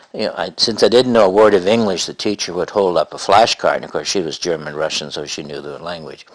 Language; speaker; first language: English; native; English